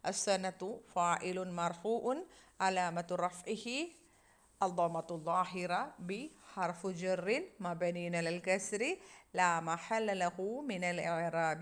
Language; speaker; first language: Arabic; non-native, fluent; Malayalam